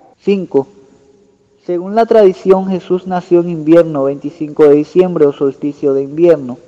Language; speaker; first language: Spanish; native; Spanish